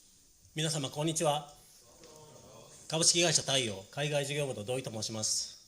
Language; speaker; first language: Japanese; native; Japanese